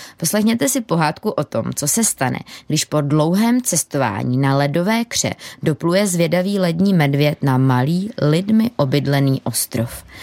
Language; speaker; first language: Czech; native; Czech